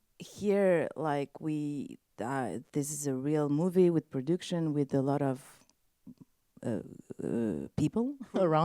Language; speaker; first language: English; non-native, learner; French